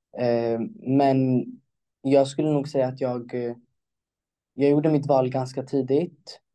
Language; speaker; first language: Swedish; early bilingual, other home language; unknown